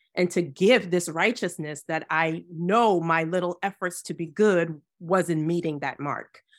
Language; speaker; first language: English; early bilingual, other home language; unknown